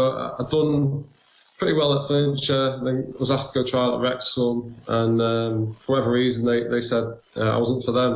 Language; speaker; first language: English; native; English